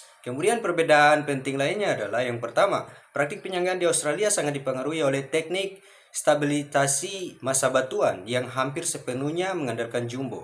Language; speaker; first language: Indonesian; native; Indonesian